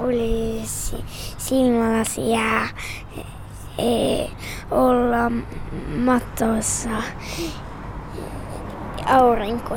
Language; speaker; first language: Finnish; early bilingual, heritage; Swedish